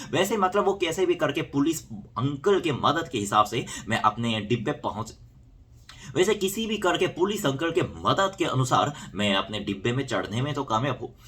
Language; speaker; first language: Hindi; non-native, fluent; Korean